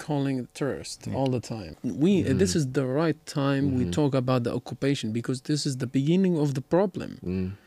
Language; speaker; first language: English; non-native, learner; Arabic